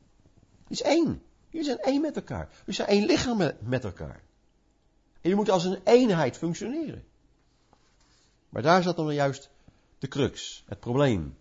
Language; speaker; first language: Dutch; native; Dutch